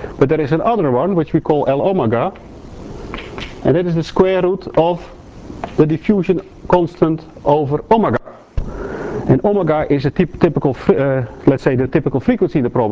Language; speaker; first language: English; non-native, fluent; Dutch